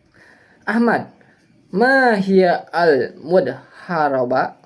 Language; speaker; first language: Arabic; non-native, learner; Indonesian